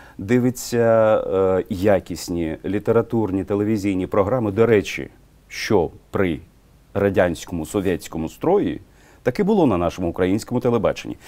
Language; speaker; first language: Ukrainian; non-native, local second language; Russian